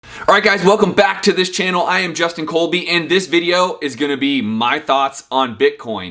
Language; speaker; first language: English; native; English